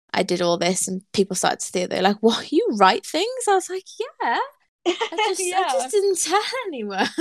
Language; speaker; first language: English; native; English